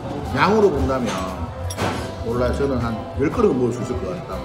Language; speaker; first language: Korean; native; Korean